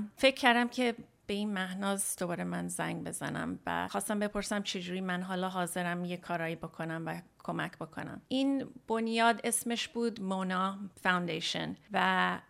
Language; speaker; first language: Persian; early bilingual, heritage; Persian